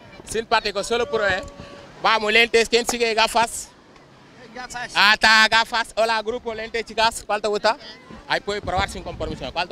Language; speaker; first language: Spanish; non-native, learner; Wolof